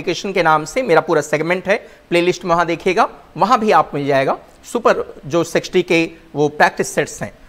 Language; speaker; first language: Hindi; native; Hindi